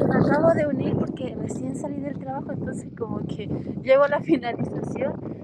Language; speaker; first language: Spanish; native; Spanish